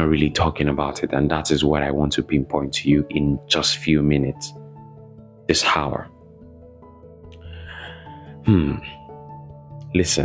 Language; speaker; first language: English; non-native, local second language; Yoruba